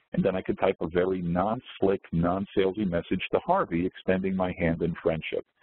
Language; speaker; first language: English; native; English